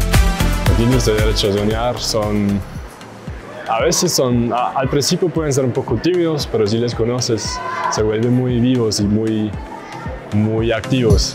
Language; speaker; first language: Spanish; non-native, fluent; German